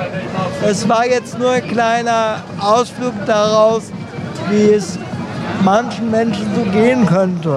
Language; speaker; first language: German; native; German